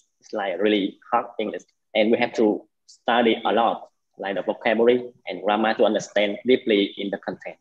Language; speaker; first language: English; non-native, learner; Vietnamese